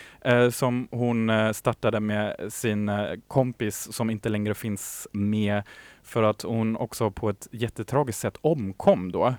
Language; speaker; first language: Swedish; native; Swedish